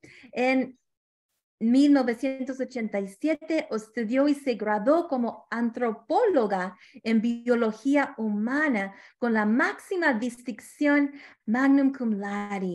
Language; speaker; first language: Spanish; early bilingual, heritage; Spanish